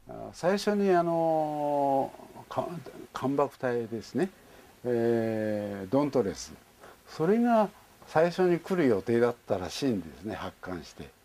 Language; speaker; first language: Japanese; native; Japanese